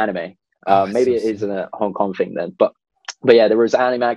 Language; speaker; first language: English; non-native, local second language; Cantonese